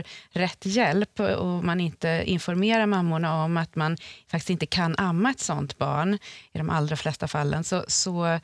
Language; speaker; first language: Swedish; native; Swedish